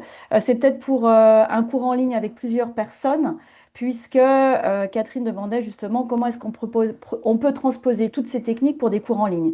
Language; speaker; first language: French; native; French